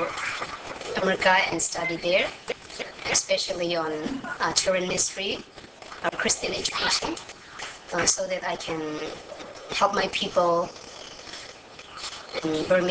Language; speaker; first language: English; non-native, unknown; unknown